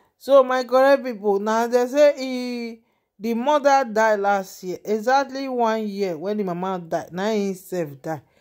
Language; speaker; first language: Nigerian Pidgin; non-native, local second language; Yoruba